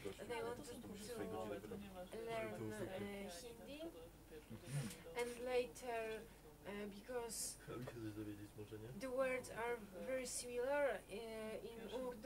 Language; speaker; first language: English; non-native, fluent; Polish